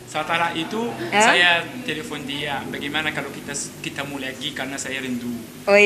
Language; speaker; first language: Indonesian; non-native, learner; Arabic